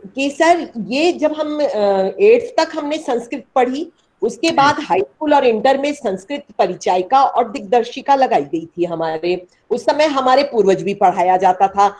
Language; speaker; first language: Hindi; native; Hindi